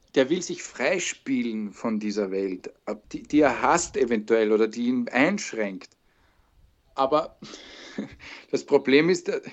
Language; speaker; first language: German; native; German